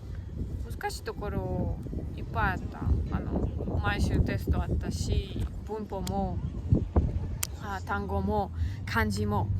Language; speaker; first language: Japanese; non-native, learner; Russian